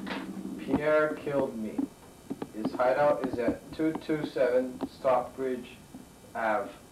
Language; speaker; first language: English; native; English